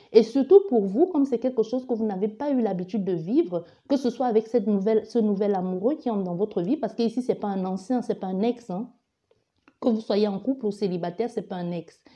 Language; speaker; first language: French; native; French